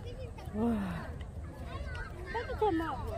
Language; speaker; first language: Korean; early bilingual, other home language; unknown